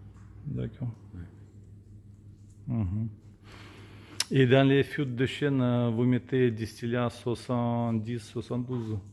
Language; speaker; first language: French; non-native, learner; Russian